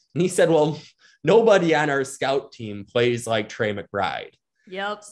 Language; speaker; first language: English; native; English